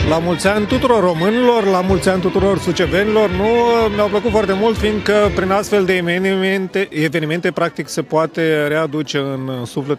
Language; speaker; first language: Romanian; native; Romanian